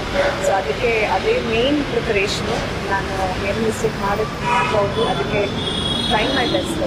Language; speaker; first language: Kannada; non-native, learner; Malayalam